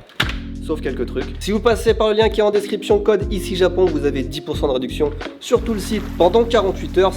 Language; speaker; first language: French; native; French